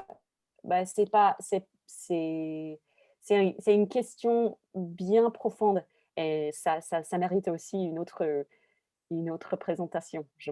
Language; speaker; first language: French; non-native, fluent; English